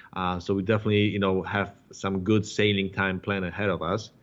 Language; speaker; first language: English; non-native, fluent; Polish